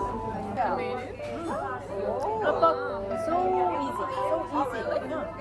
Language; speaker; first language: English; non-native, learner; Korean